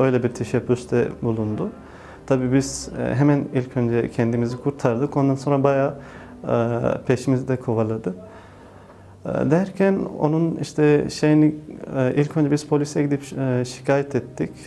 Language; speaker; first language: Turkish; non-native, fluent; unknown